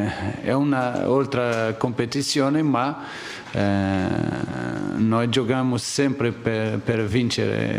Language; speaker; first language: Italian; non-native, learner; Portuguese